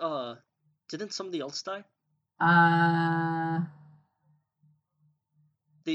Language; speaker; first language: English; native; English